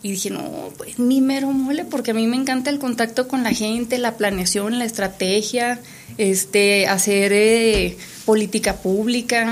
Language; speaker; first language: Spanish; native; Spanish